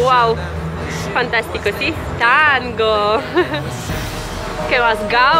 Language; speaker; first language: Spanish; non-native, fluent; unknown